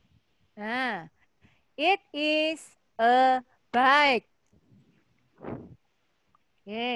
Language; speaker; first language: English; non-native, fluent; Indonesian